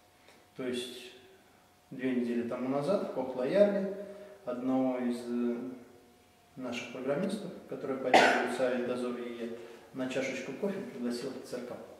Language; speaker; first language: Russian; native; Russian